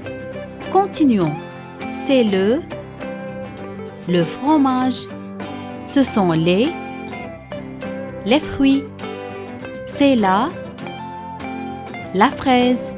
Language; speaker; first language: French; non-native, fluent; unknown